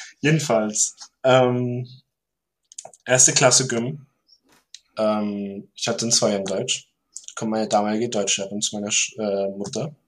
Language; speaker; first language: German; early bilingual, other home language; Turkish